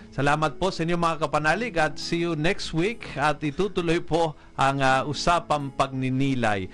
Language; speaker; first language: Filipino; non-native, fluent; Italian